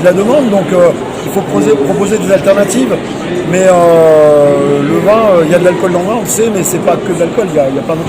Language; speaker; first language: French; native; French